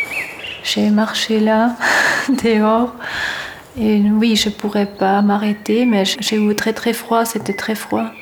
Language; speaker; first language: French; non-native, fluent; German